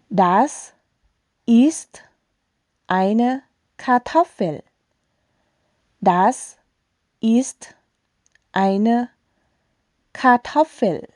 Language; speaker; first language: German; non-native, fluent; Thai